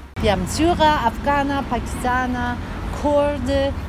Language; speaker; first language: German; early bilingual, other home language; Turkish